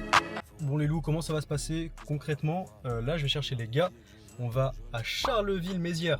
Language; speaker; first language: French; native; French